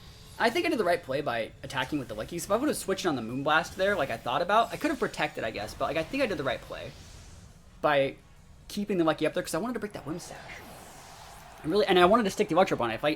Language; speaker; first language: English; native; English